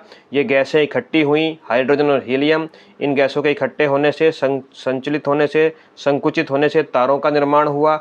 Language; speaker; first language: Hindi; native; Hindi